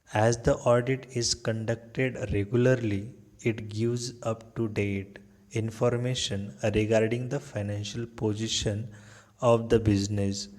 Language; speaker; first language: English; non-native, local second language; Marathi